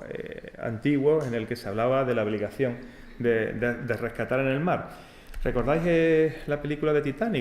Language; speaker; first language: Spanish; native; Spanish